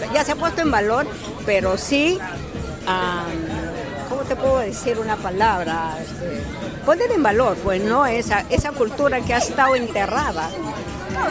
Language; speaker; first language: Spanish; native; Spanish